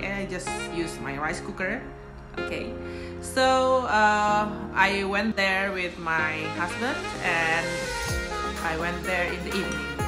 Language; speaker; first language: English; non-native, fluent; Indonesian